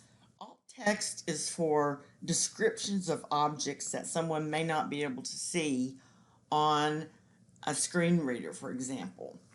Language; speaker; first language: English; native; English